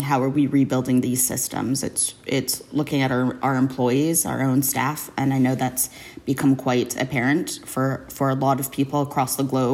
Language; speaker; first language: English; native; English